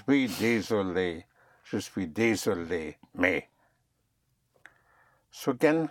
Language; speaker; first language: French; non-native, fluent; English